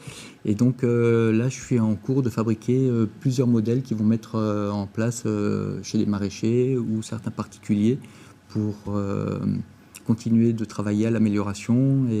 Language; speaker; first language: French; native; French